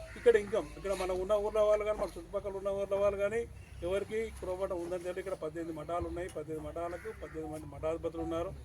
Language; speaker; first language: Telugu; native; Telugu